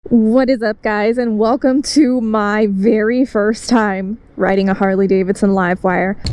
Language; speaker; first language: English; native; English